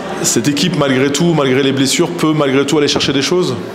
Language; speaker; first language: French; native; French